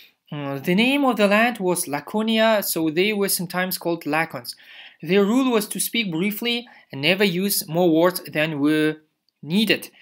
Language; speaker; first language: English; non-native, fluent; Kazakh